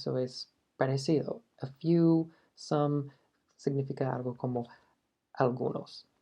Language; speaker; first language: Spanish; non-native, fluent; English